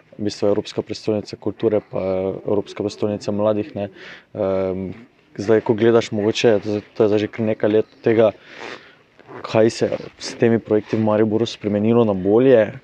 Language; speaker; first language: Slovenian; native; Slovenian